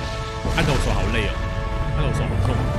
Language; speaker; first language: Chinese; native; Chinese